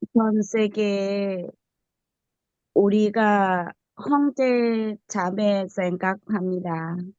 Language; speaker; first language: Korean; non-native, learner; Thai